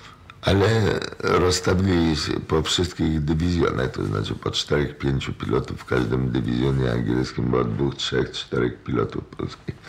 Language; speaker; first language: Polish; native; Polish